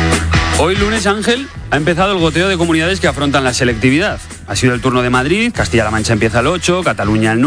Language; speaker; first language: Spanish; native; Spanish